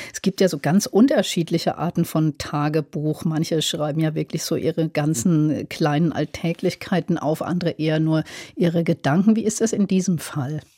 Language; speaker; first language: German; native; German